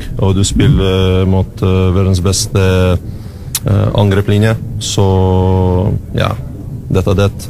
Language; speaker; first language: Norwegian; non-native, learner; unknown